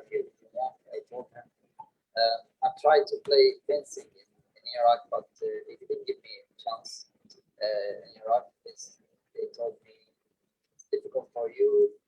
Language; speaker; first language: English; non-native, learner; Arabic